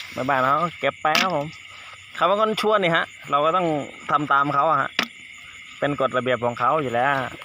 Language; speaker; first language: Thai; native; Thai